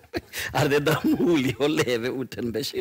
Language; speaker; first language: Swedish; non-native, learner; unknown